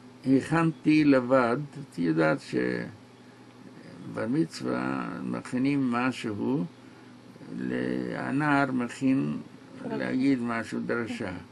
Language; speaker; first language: Hebrew; non-native, local second language; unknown